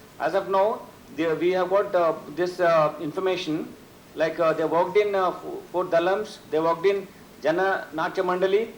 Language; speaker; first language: English; non-native, local second language; Telugu